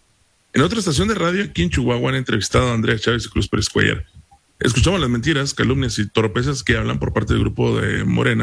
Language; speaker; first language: Spanish; native; Spanish